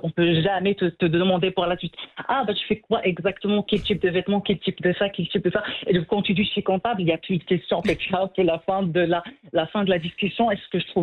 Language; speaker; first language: French; non-native, local second language; Arabic